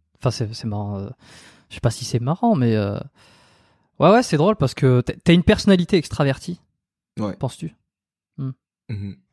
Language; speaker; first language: French; native; French